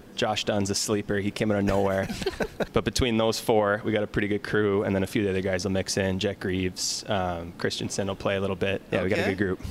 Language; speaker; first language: English; native; English